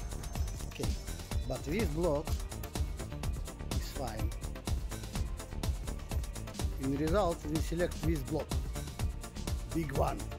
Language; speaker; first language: English; non-native, learner; Italian